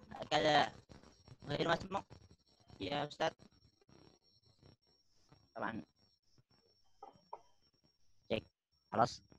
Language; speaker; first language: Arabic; non-native, learner; Indonesian